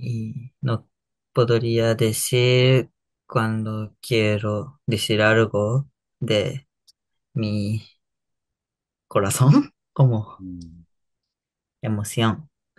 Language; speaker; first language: Spanish; non-native, learner; Japanese